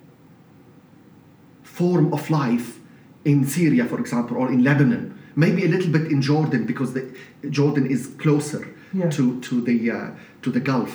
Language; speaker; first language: English; non-native, fluent; Arabic